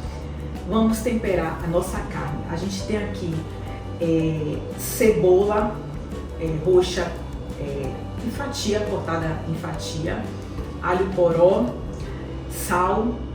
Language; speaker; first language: Portuguese; native; Portuguese